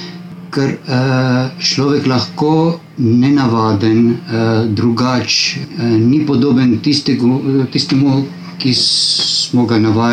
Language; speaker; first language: Slovenian; non-native, learner; Armenian